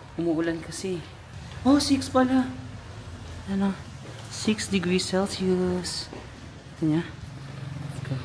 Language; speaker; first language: Filipino; native; Filipino